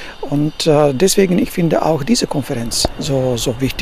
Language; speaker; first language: German; non-native, fluent; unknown